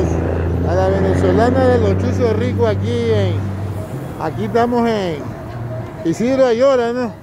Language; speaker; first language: Spanish; native; Spanish